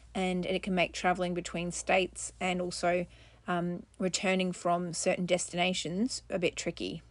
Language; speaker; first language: English; native; English